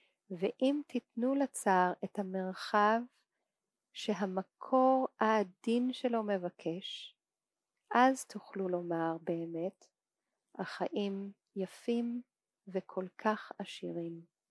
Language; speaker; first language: Hebrew; native; Hebrew